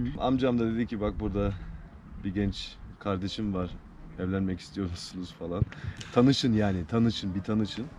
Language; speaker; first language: Turkish; early bilingual, heritage; Turkish